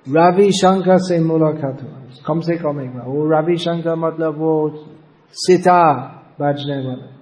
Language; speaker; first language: Hindi; non-native, fluent; English